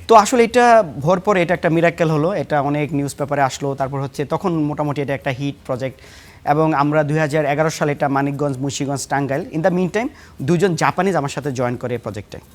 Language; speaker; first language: Bangla; native; Bangla